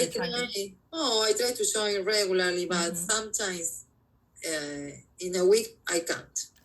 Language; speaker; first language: English; non-native, learner; Spanish